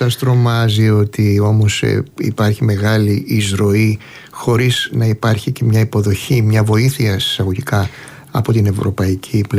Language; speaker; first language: Greek; native; Greek